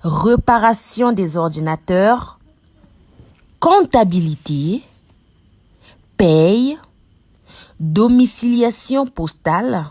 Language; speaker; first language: French; non-native, local second language; Lingala